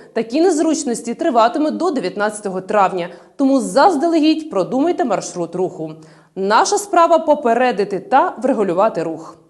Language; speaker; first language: Ukrainian; native; Ukrainian